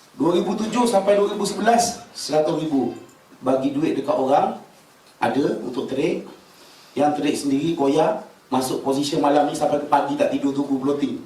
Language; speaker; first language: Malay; native; Malay